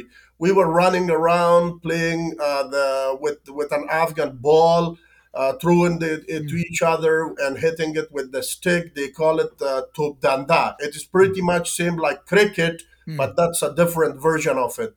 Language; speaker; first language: English; non-native, fluent; Persian